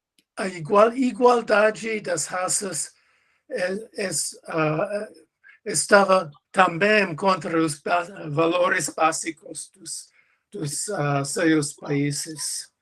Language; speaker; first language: Portuguese; non-native, learner; English